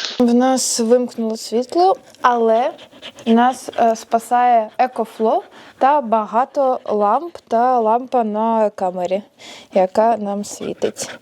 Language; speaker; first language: Ukrainian; non-native, local second language; Russian